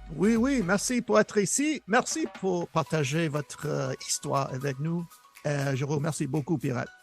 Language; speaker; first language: French; non-native, local second language; English